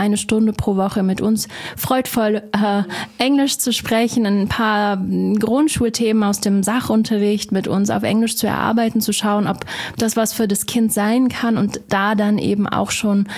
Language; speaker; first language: German; native; German